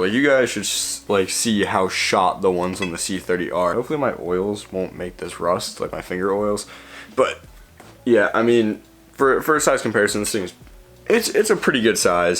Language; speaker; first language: English; native; English